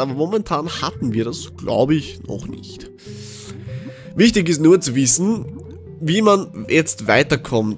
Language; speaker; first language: German; native; German